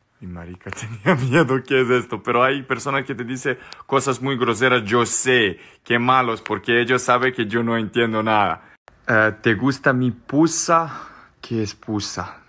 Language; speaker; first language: Spanish; non-native, learner; Serbian